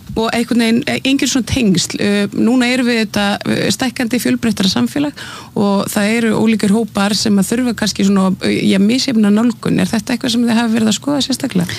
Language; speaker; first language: Icelandic; native; Icelandic